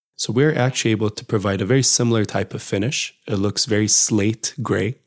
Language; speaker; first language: English; non-native, fluent; Amharic